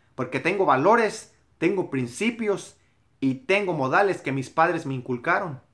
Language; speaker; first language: Spanish; native; Spanish